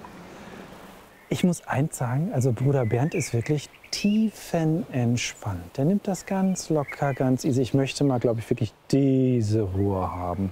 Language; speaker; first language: German; native; German